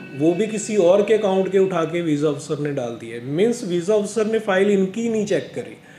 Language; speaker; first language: Hindi; non-native, local second language; Punjabi